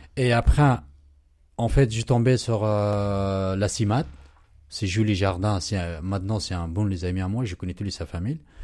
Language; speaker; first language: French; non-native, learner; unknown